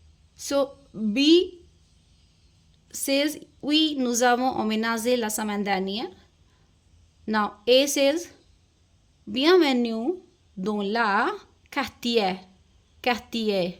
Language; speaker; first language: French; non-native, fluent; Hindi